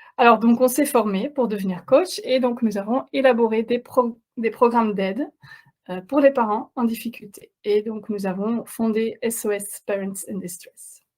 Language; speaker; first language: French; non-native, fluent; Dutch